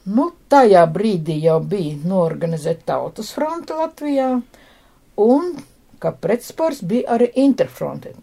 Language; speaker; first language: Latvian; non-native, local second language; Russian